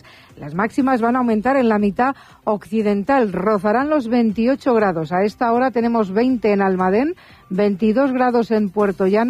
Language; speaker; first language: Spanish; native; Spanish